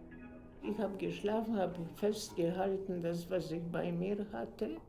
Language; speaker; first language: German; non-native, fluent; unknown